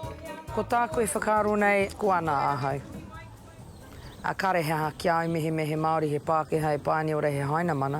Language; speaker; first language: Māori; non-native, local second language; English